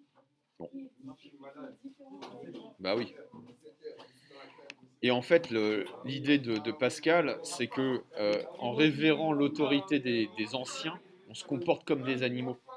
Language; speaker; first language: French; native; French